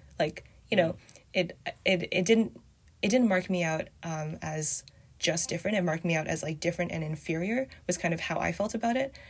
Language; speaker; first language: English; early bilingual, other home language; Chinese